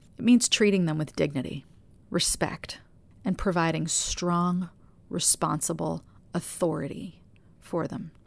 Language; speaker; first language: English; native; English